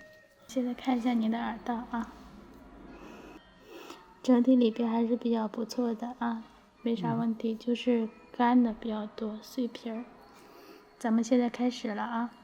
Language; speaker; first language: Chinese; native; Chinese